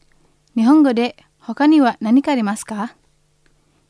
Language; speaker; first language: Japanese; non-native, fluent; Indonesian